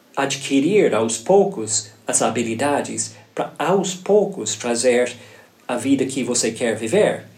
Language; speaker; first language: Portuguese; non-native, fluent; English